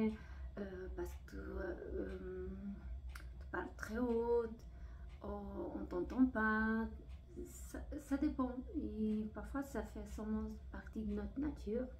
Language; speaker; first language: French; non-native, fluent; Portuguese